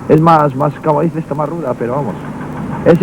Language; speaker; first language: Spanish; native; Spanish